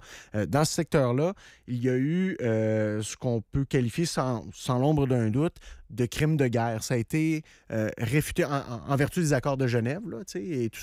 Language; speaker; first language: French; native; French